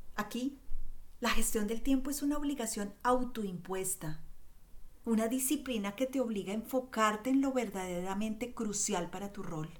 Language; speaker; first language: Spanish; native; Spanish